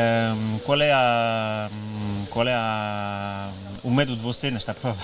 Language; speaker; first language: Portuguese; non-native, fluent; French